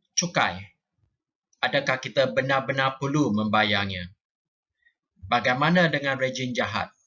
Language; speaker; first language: Malay; non-native, local second language; Chinese